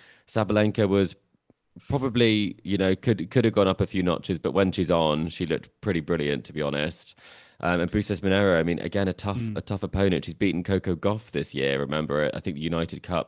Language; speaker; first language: English; native; English